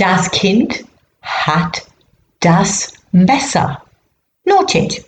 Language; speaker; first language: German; non-native, fluent; English